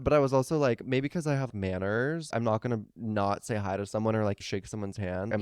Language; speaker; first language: English; native; English